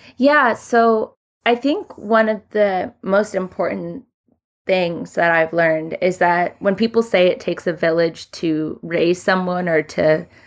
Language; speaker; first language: English; early bilingual, other home language; Hindi